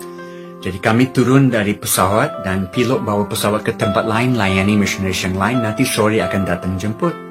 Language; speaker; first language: Indonesian; non-native, fluent; English